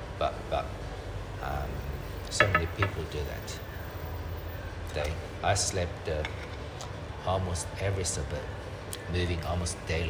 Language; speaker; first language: English; non-native, learner; Chinese